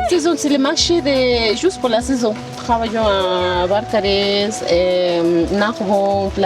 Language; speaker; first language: French; non-native, learner; Spanish